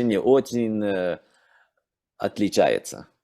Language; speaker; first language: Russian; non-native, learner; English